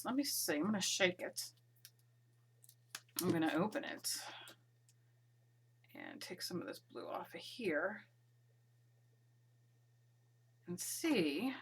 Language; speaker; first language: English; native; English